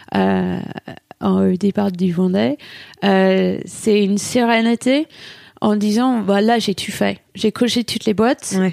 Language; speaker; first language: French; non-native, fluent; English